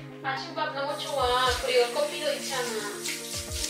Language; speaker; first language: Korean; non-native, learner; Spanish